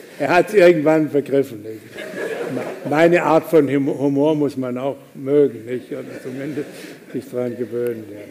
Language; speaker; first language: German; native; German